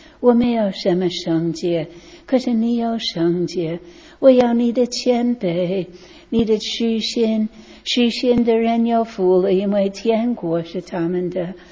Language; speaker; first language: Chinese; non-native, fluent; English